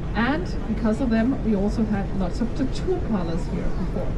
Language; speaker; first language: English; non-native, fluent; Danish